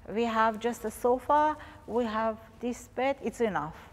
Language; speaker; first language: English; non-native, learner; Persian